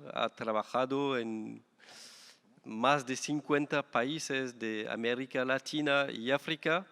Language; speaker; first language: Spanish; non-native, fluent; French